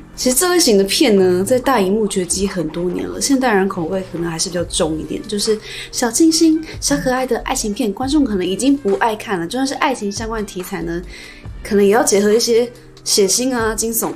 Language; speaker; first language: Chinese; native; Chinese